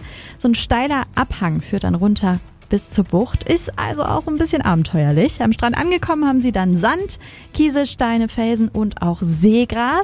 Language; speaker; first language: German; native; German